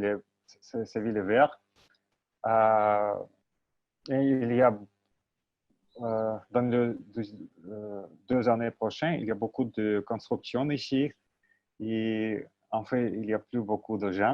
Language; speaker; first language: French; non-native, learner; Russian